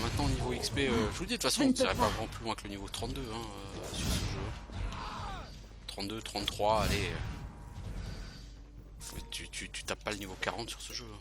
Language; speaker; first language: French; native; French